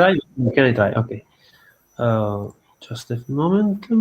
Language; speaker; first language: English; non-native, learner; Italian